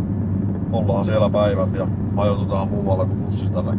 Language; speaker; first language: Finnish; native; Finnish